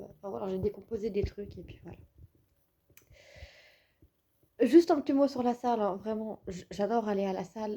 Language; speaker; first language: French; native; French